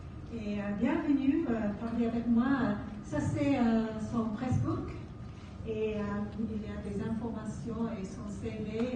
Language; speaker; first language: French; non-native, fluent; English